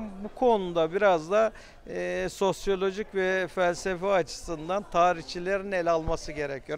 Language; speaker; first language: Turkish; native; Turkish